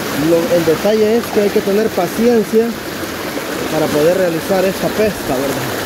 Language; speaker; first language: Spanish; native; Spanish